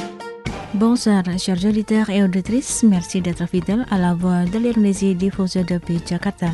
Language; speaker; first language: French; non-native, fluent; Indonesian